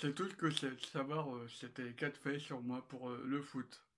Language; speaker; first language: French; native; French